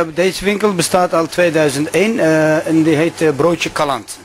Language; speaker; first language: Dutch; non-native, local second language; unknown